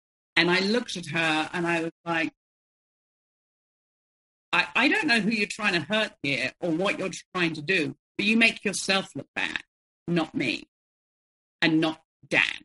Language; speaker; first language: English; native; English